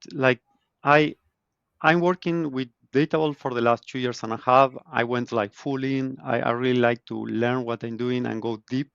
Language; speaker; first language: English; non-native, fluent; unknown